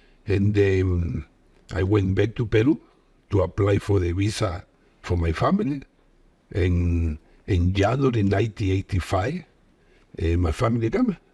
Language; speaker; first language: English; non-native, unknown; Spanish